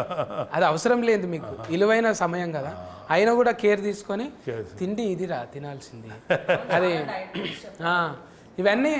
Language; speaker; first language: Telugu; native; Telugu